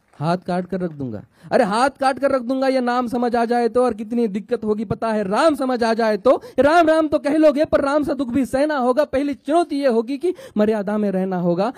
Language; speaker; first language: Hindi; non-native, local second language; Marathi